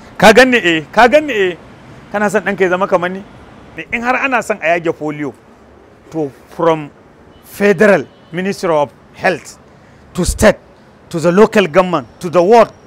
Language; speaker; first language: Hausa; native; Hausa